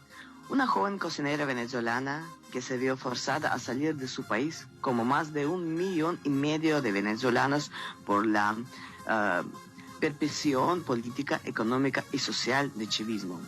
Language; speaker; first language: Spanish; non-native, learner; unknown